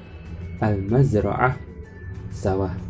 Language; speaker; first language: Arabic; non-native, fluent; Indonesian